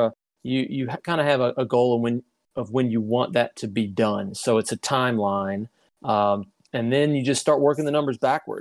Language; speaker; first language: English; native; English